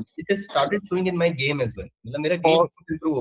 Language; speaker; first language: Hindi; native; Hindi